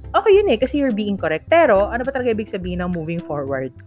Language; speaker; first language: Filipino; non-native, local second language; Iloko